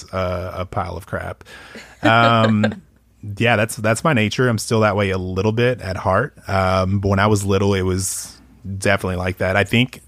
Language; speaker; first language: English; early bilingual, other home language; Spanish